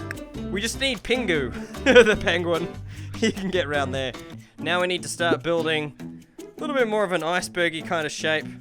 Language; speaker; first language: English; native; English